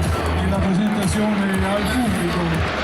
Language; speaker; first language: Italian; native; Italian